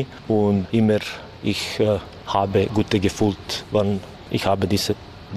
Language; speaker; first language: German; non-native, learner; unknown